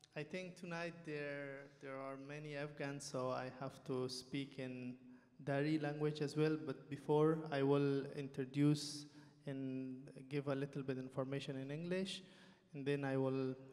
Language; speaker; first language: English; non-native, fluent; Persian